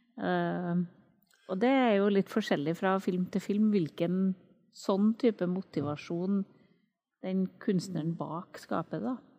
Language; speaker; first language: Norwegian; native; Norwegian